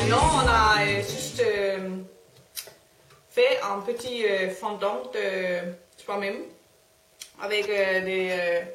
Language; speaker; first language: French; non-native, learner; Danish